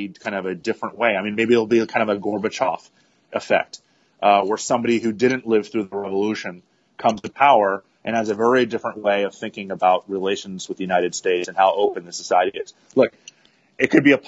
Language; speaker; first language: English; native; English